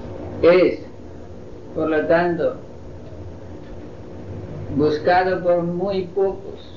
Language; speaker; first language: Spanish; non-native, fluent; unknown